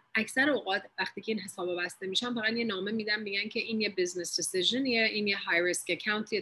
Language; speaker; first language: Persian; early bilingual, heritage; Persian